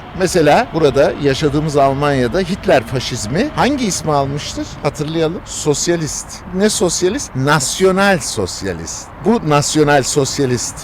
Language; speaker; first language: Turkish; native; Turkish